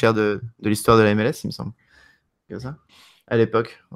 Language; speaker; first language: French; native; French